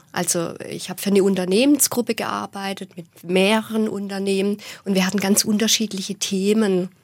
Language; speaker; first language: German; native; German